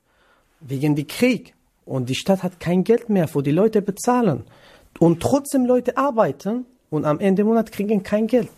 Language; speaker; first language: German; non-native, learner; Kurdish